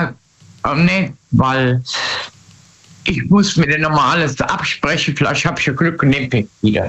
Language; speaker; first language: German; native; German